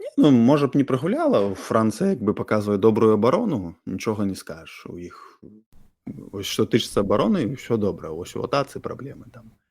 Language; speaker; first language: Belarusian; non-native, local second language; Russian